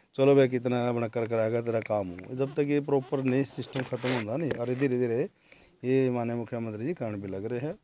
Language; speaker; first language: Hindi; native; Hindi